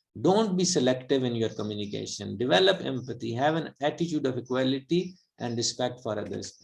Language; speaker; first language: English; non-native, local second language; Urdu